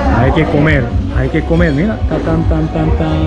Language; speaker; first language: Spanish; non-native, learner; Japanese